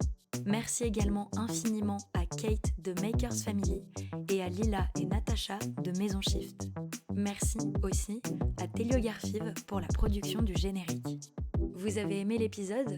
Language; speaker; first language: French; native; French